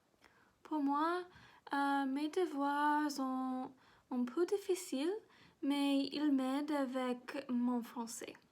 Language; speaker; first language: French; non-native, learner; English